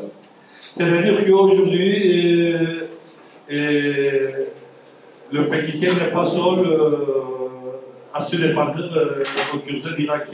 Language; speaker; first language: French; non-native, fluent; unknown